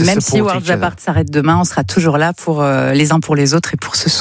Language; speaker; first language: French; native; French